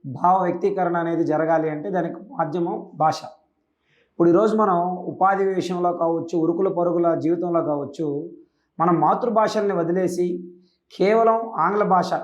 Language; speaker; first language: Telugu; native; Telugu